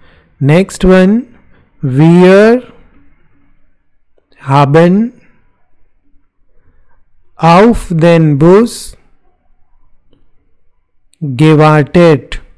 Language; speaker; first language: German; non-native, fluent; Hindi